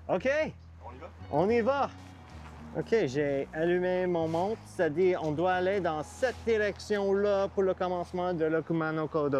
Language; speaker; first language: French; non-native, learner; English